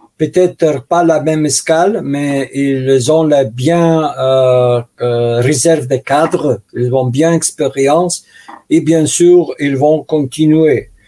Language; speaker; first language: French; non-native, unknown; Russian